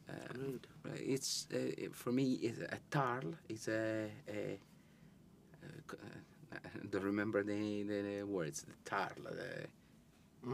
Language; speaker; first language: English; non-native, learner; Italian